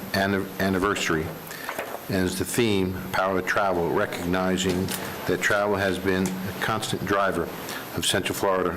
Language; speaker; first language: English; native; English